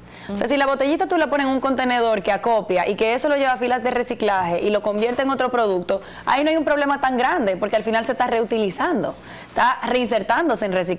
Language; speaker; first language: Spanish; native; Spanish